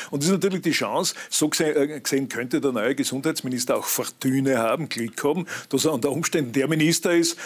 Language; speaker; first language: German; native; German